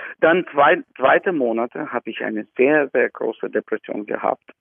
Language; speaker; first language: German; non-native, learner; Albanian